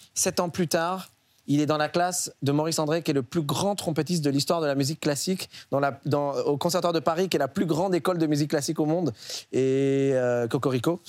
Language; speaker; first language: French; early bilingual, other home language; Arabic